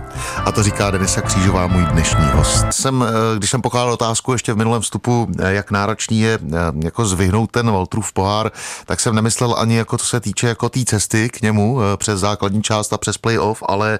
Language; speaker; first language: Czech; native; Czech